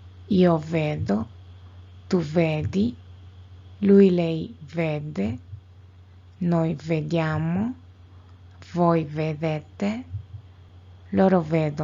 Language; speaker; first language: Italian; non-native, fluent; Spanish